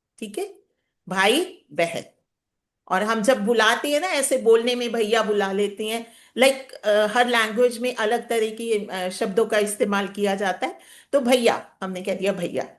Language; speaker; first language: Hindi; native; Hindi